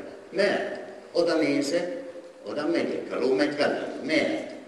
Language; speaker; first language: Hungarian; non-native, learner; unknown